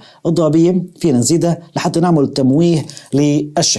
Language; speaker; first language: Arabic; native; Arabic